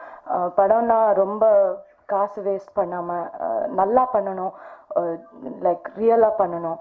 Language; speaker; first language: Tamil; non-native, fluent; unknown